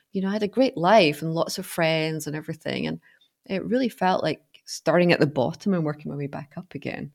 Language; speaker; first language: English; native; English